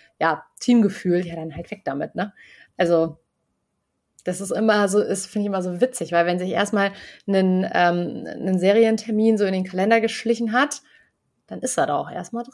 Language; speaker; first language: German; native; German